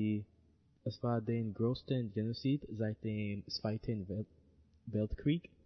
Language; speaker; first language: German; non-native, learner; English